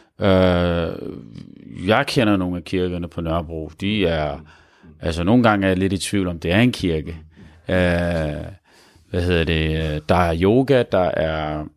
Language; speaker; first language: Danish; early bilingual, other home language; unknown